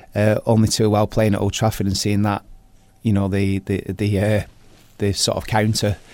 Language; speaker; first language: English; native; English